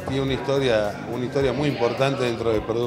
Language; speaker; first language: Spanish; native; Spanish